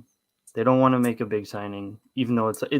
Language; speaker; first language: English; native; English